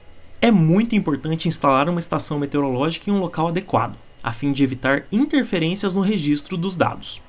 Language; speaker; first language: Portuguese; native; Portuguese